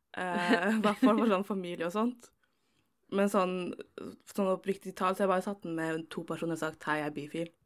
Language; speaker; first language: Norwegian; native; Norwegian